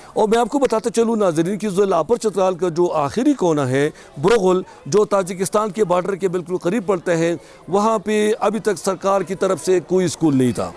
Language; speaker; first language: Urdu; non-native, local second language; Khowar